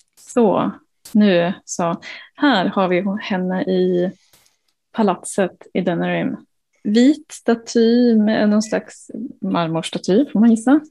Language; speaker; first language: Swedish; native; Swedish